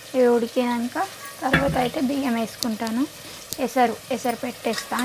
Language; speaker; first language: Telugu; non-native, local second language; Lambadi